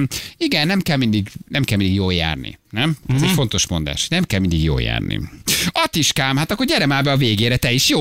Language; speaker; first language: Hungarian; native; Hungarian